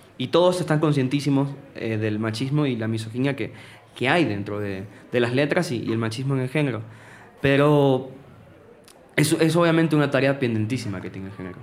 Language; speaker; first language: Spanish; native; Spanish